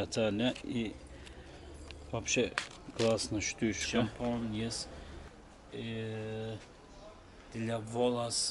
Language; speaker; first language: Russian; non-native, learner; Turkish